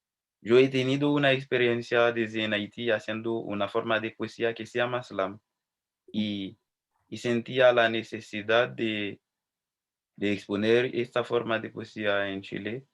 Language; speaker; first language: Spanish; non-native, fluent; Haitian Creole